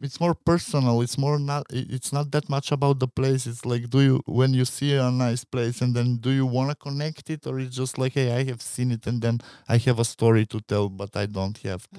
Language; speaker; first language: English; non-native, fluent; Macedonian